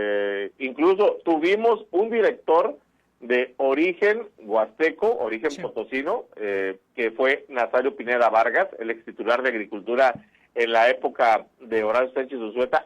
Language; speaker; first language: Spanish; native; Spanish